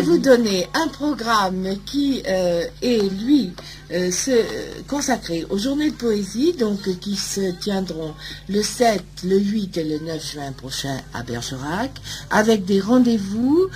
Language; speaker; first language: French; native; French